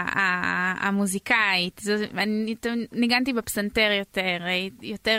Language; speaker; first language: Hebrew; native; Hebrew